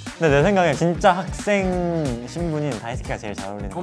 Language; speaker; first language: Korean; native; Korean